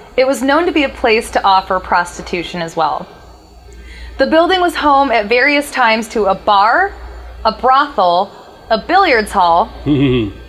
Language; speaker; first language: English; native; English